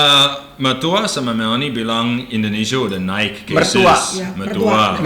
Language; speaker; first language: Indonesian; non-native, learner; English